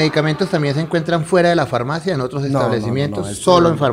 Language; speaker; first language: Spanish; native; Spanish